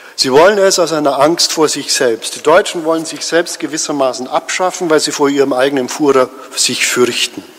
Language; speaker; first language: German; native; German